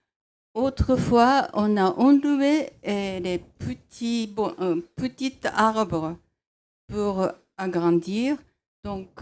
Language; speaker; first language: French; non-native, fluent; Japanese